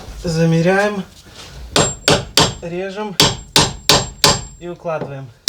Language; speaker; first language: Russian; native; Russian